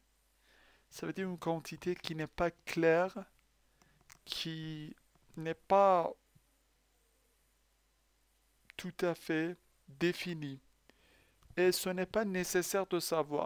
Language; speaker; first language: French; non-native, fluent; Persian